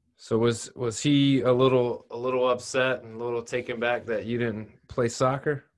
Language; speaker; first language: English; native; English